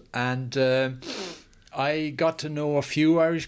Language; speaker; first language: English; native; English